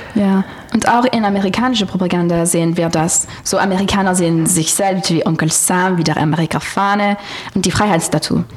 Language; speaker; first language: German; non-native, learner; French